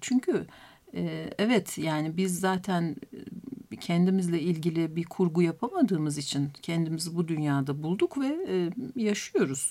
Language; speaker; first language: Turkish; native; Turkish